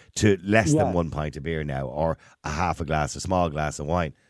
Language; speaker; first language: English; native; English